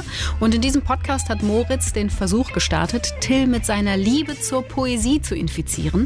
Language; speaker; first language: German; native; German